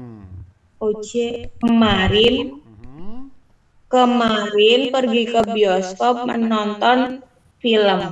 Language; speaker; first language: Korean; non-native, learner; Indonesian